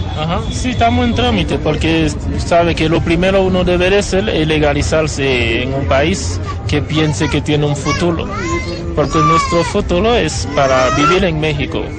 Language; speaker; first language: Spanish; non-native, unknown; Haitian Creole